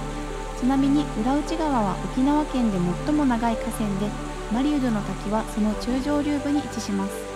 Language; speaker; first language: Japanese; native; Japanese